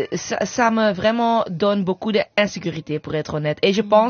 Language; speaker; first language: French; non-native, fluent; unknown